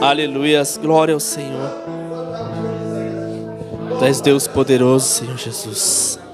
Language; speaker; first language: Portuguese; native; Portuguese